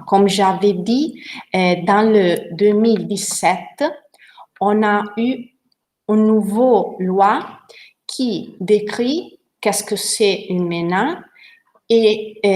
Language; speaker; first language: French; non-native, learner; Italian